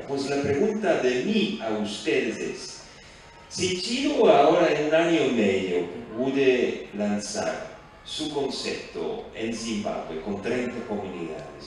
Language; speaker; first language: Spanish; non-native, fluent; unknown